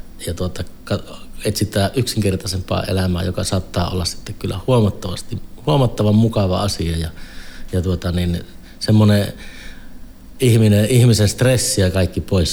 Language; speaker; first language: Finnish; native; Finnish